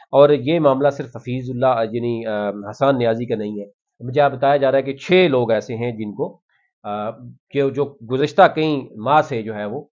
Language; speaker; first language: Urdu; non-native, local second language; Punjabi